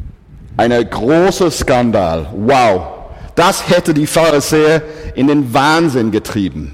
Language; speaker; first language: German; non-native, fluent; English